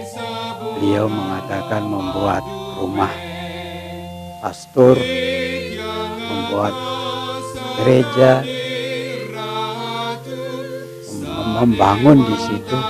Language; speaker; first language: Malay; non-native, local second language; Balinese